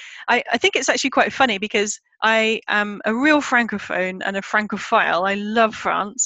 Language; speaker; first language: English; native; English